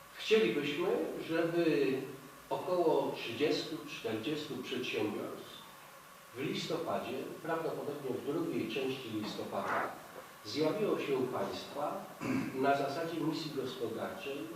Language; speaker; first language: Polish; non-native, fluent; Ukrainian